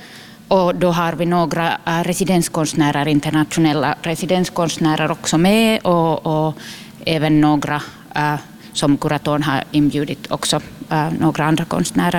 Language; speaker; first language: Swedish; non-native, local second language; Finnish